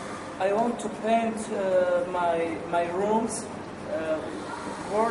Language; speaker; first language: English; non-native, learner; Arabic